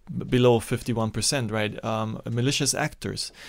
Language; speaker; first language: English; non-native, fluent; German